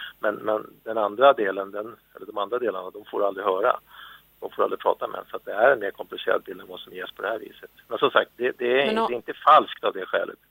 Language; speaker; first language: Swedish; native; Swedish